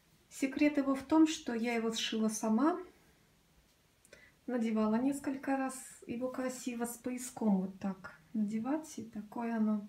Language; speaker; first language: Russian; native; Russian